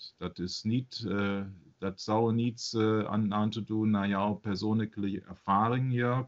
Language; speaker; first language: Dutch; non-native, learner; German